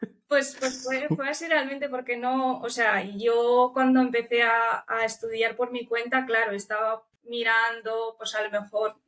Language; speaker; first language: Spanish; early bilingual, other home language; Romanian